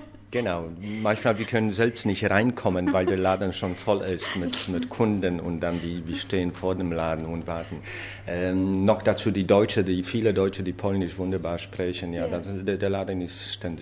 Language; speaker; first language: German; non-native, fluent; Polish